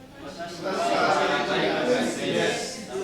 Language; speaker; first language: Japanese; non-native, learner; Indonesian